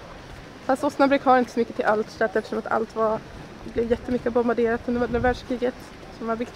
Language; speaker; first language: Swedish; native; Swedish